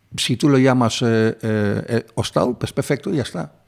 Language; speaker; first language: Spanish; non-native, fluent; Dutch